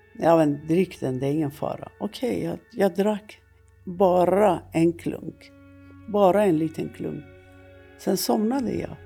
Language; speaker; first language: Swedish; non-native, fluent; Persian